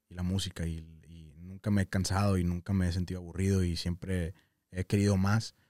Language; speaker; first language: Spanish; early bilingual, heritage; English